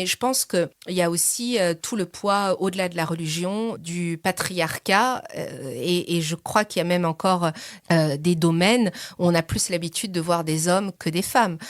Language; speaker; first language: French; early bilingual, other home language; Persian